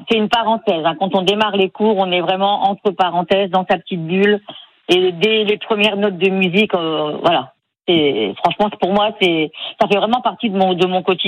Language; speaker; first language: French; native; French